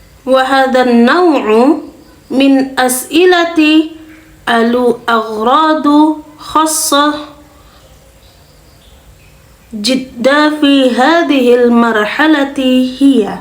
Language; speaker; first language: Arabic; non-native, fluent; Indonesian